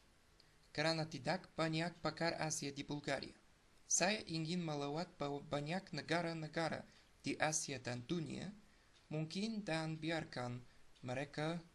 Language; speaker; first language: Indonesian; non-native, learner; Bulgarian